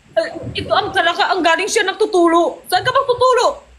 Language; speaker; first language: Filipino; non-native, learner; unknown